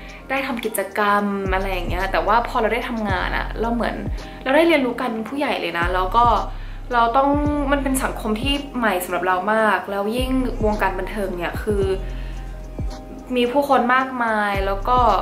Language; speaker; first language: Thai; early bilingual, heritage; Thai